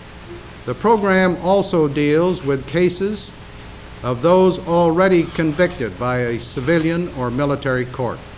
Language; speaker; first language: English; native; English